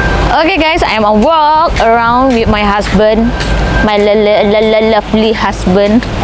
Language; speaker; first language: English; non-native, learner; Indonesian